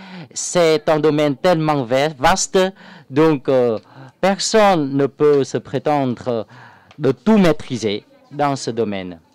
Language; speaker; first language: French; non-native, fluent; Vietnamese